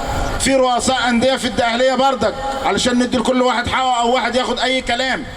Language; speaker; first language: Arabic; native; Arabic